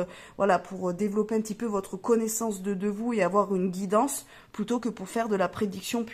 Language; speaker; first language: French; native; French